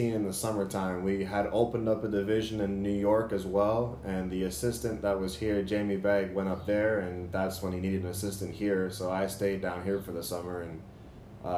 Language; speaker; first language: English; native; English